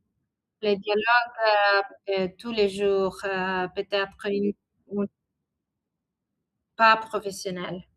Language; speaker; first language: French; non-native, learner; Italian